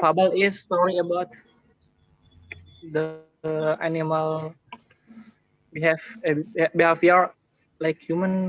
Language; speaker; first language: English; non-native, learner; Indonesian